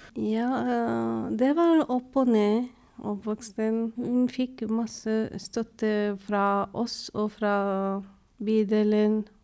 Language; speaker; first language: Norwegian; non-native, fluent; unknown